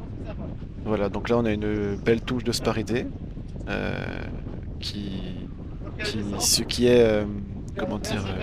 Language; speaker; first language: French; native; French